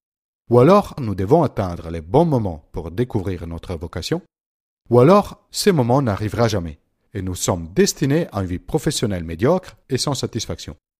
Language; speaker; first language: French; non-native, fluent; Italian